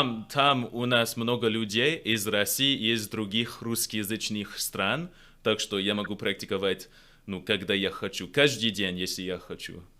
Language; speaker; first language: Russian; non-native, fluent; English